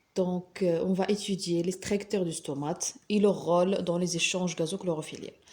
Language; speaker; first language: French; non-native, local second language; Arabic